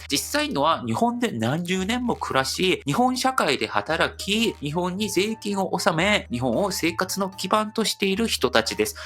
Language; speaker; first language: Japanese; non-native, fluent; Korean